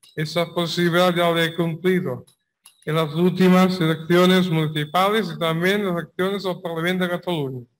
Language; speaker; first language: Spanish; native; Spanish